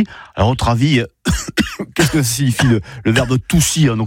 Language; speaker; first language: French; native; French